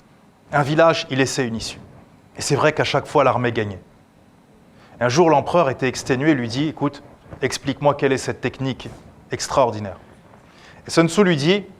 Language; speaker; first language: French; native; French